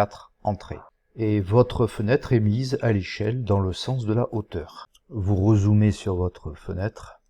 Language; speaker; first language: French; native; French